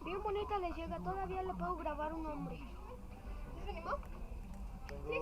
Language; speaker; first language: Spanish; native; Spanish